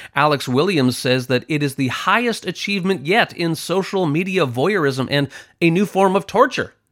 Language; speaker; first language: English; native; English